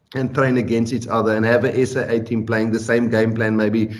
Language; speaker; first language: English; non-native, local second language; Afrikaans